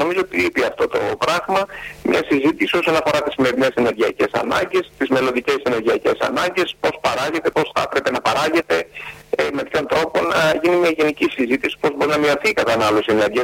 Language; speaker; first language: Greek; native; Greek